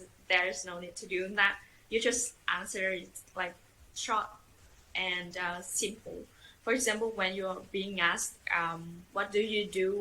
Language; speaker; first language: English; non-native, fluent; Vietnamese